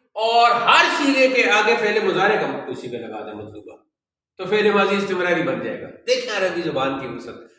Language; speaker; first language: Urdu; native; Urdu